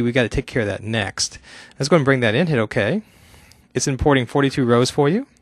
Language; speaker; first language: English; native; English